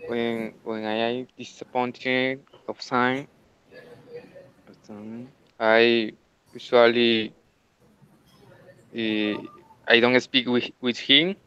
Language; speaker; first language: English; non-native, learner; Spanish